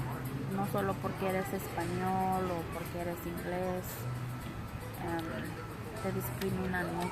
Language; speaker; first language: Spanish; early bilingual, other home language; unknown